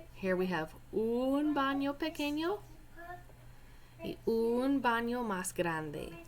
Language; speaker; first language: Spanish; non-native, fluent; English